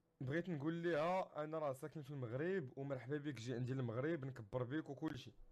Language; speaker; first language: Arabic; native; Arabic